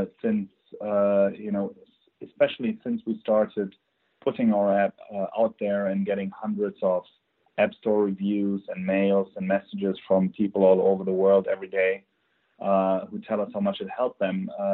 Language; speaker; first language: English; non-native, fluent; German